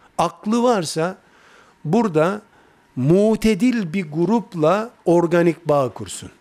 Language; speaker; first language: Turkish; native; Turkish